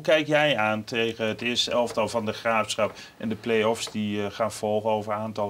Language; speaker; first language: Dutch; native; Dutch